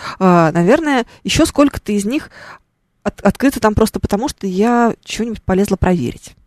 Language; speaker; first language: Russian; native; Russian